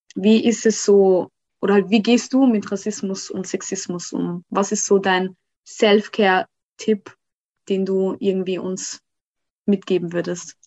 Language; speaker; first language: German; early bilingual, other home language; Somali